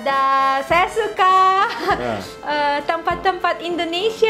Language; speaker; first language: Indonesian; non-native, fluent; Manipuri